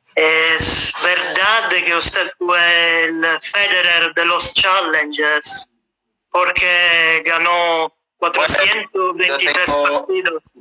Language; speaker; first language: Spanish; non-native, fluent; Italian